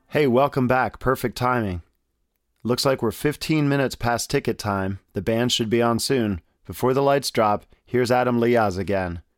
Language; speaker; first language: English; native; English